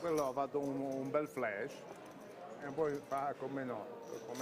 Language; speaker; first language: Italian; non-native, learner; Russian